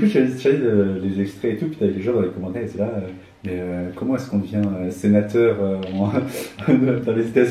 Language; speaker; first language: French; native; French